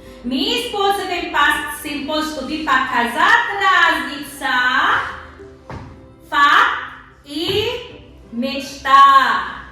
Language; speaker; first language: Russian; non-native, learner; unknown